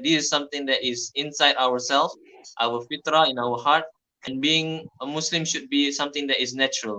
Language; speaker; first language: English; non-native, fluent; Malay